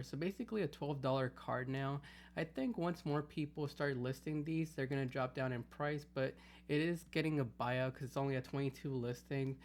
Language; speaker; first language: English; native; English